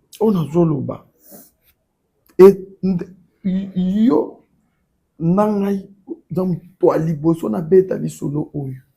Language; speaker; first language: Lingala; non-native, local second language; Luba-Lulua